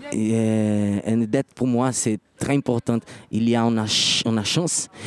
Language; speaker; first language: French; non-native, fluent; Portuguese